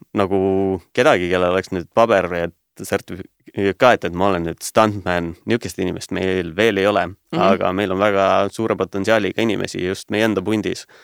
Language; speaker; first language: Estonian; native; Estonian